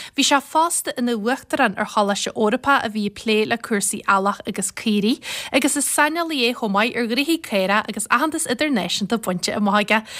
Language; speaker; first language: Irish; native; Irish